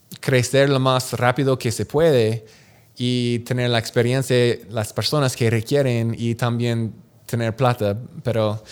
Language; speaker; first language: Spanish; non-native, learner; English